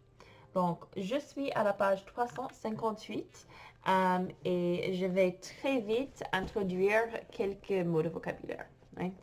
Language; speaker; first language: French; non-native, fluent; English